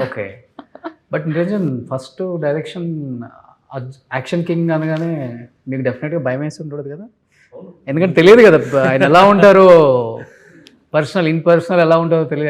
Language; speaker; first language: Telugu; native; Telugu